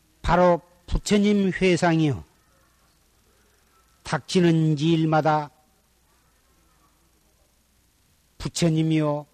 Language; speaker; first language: Korean; native; Korean